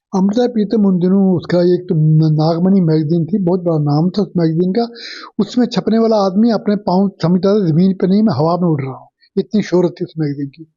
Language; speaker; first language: Urdu; non-native, local second language; Punjabi